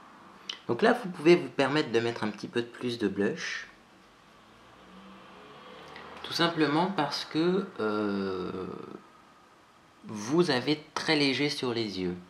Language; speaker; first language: French; native; French